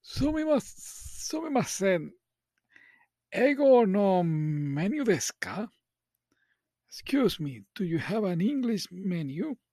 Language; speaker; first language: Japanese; non-native, learner; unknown